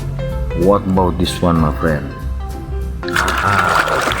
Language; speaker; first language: English; non-native, learner; Indonesian